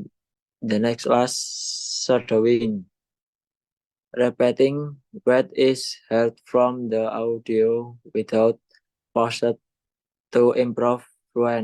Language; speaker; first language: English; non-native, learner; Indonesian